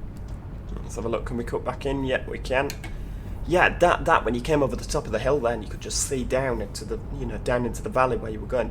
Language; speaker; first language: English; native; English